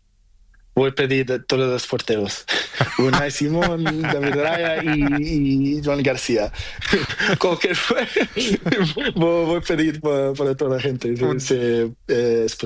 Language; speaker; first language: Spanish; non-native, learner; Portuguese